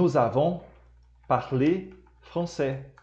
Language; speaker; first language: French; non-native, fluent; Portuguese